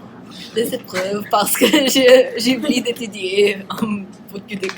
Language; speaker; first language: French; non-native, learner; English